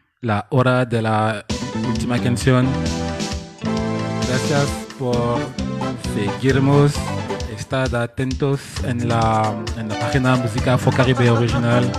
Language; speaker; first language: Spanish; non-native, learner; French